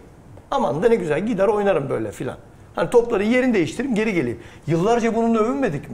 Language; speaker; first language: Turkish; native; Turkish